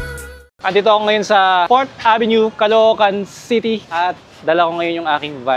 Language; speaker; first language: Filipino; native; Filipino